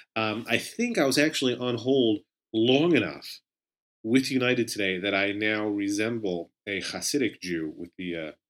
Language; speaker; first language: English; native; English